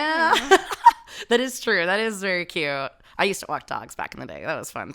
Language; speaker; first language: English; native; English